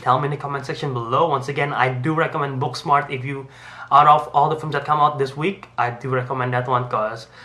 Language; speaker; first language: English; non-native, fluent; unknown